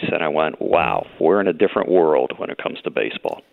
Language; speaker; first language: English; native; English